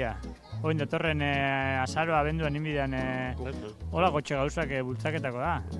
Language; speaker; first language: Basque; native; Basque